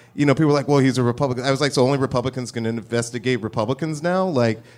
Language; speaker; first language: English; native; English